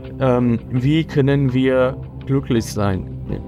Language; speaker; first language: German; non-native, fluent; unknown